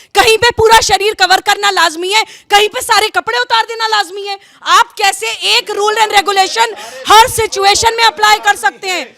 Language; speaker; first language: Hindi; native; Hindi